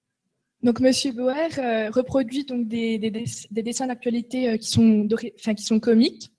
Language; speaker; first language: French; native; French